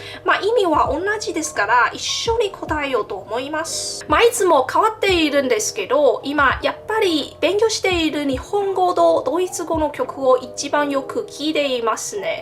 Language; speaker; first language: Japanese; non-native, learner; Min Nan Chinese